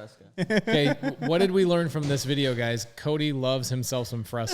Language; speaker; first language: English; native; English